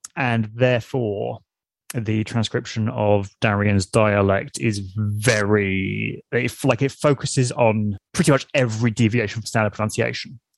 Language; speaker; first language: English; native; English